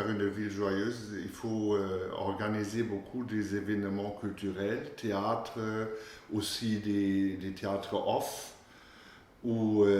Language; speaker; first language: French; non-native, fluent; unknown